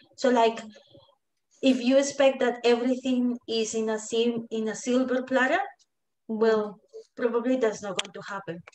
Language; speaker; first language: English; non-native, fluent; Spanish